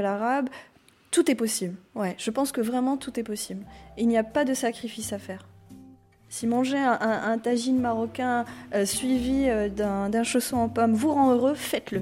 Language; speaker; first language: French; non-native, local second language; Arabic